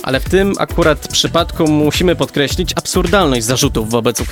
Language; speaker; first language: Polish; native; Polish